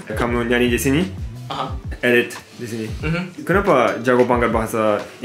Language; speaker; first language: Indonesian; non-native, learner; Japanese